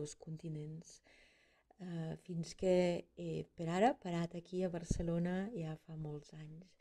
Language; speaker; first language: Catalan; non-native, fluent; German